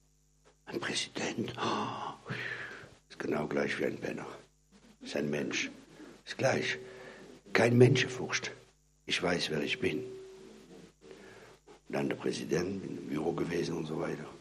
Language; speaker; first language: German; non-native, fluent; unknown